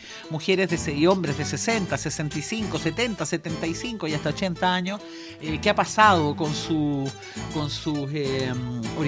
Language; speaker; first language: Spanish; native; Spanish